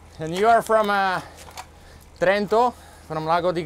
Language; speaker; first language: English; non-native, fluent; Slovak